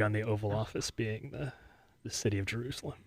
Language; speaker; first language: English; native; English